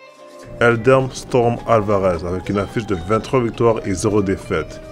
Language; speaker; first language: French; native; French